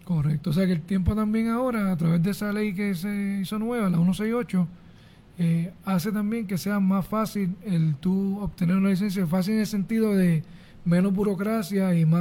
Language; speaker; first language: Spanish; native; Spanish